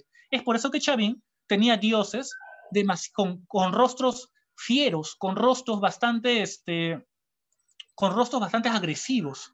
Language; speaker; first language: Spanish; native; Spanish